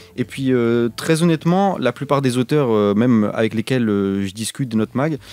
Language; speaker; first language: French; native; French